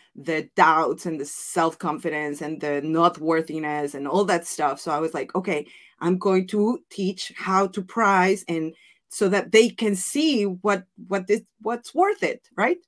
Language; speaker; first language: English; non-native, fluent; Spanish